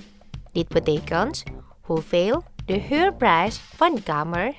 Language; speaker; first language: Dutch; non-native, fluent; Indonesian